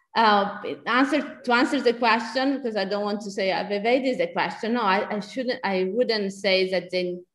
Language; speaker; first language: English; non-native, fluent; Italian